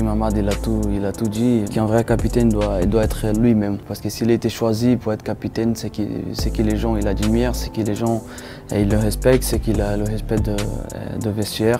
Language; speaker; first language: French; non-native, fluent; Portuguese